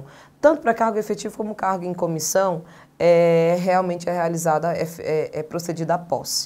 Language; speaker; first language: Portuguese; native; Portuguese